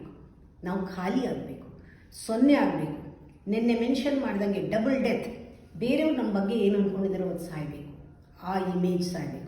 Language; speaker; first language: Kannada; native; Kannada